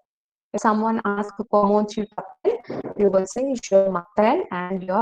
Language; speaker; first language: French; non-native, fluent; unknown